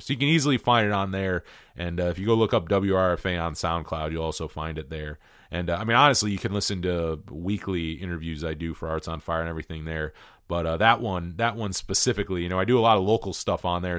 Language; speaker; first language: English; native; English